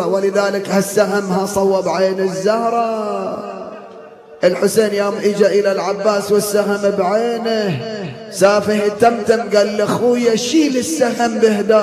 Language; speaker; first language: Arabic; native; Arabic